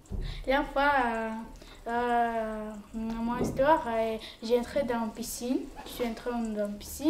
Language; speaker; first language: French; non-native, learner; Bulgarian